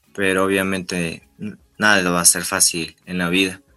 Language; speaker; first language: Spanish; native; Spanish